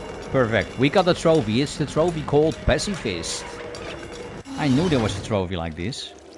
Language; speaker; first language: English; non-native, fluent; Dutch